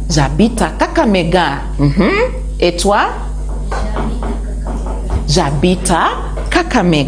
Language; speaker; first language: French; non-native, fluent; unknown